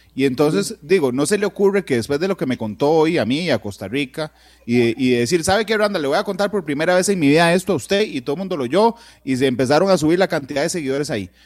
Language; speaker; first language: Spanish; native; Spanish